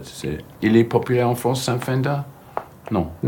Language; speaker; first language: French; non-native, fluent; English